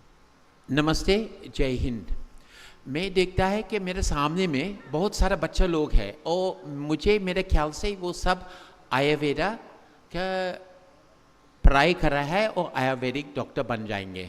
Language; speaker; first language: Hindi; non-native, fluent; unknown